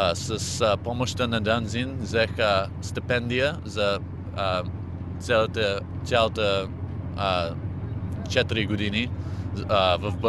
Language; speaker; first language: Bulgarian; early bilingual, heritage; English